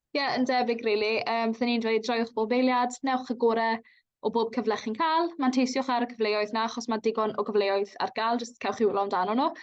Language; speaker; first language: Welsh; native; Welsh